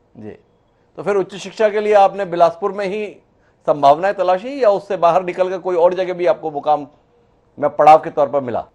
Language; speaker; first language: Hindi; native; Hindi